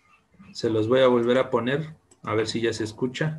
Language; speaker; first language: Spanish; native; Spanish